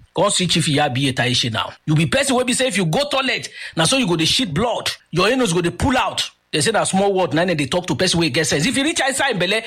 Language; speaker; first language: Nigerian Pidgin; native; Nigerian Pidgin